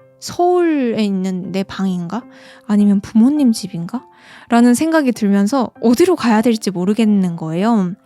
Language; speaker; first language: Korean; native; Korean